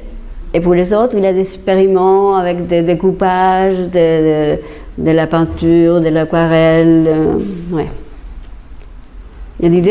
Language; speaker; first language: French; non-native, fluent; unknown